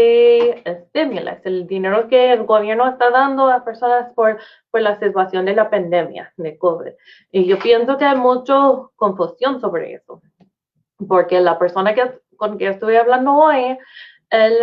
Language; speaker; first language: Spanish; non-native, fluent; English